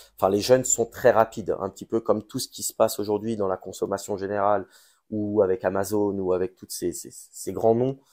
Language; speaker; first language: French; native; French